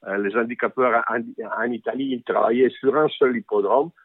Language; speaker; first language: French; non-native, fluent; English